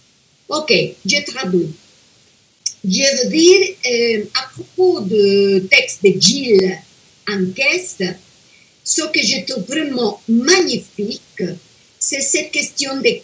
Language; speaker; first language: French; non-native, fluent; Spanish